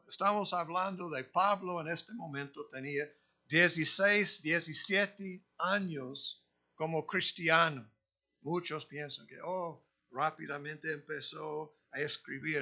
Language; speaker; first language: Spanish; non-native, fluent; English